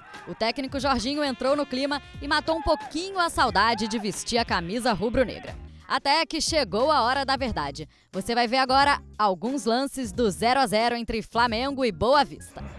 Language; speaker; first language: Portuguese; native; Portuguese